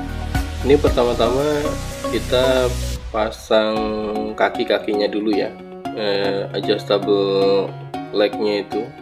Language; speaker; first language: Indonesian; native; Indonesian